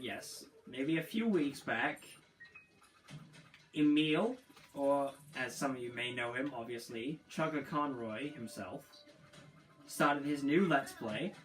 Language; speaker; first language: English; native; English